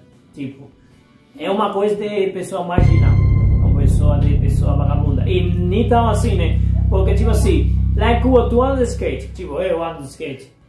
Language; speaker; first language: Portuguese; non-native, fluent; Spanish